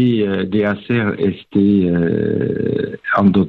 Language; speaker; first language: Spanish; non-native, fluent; French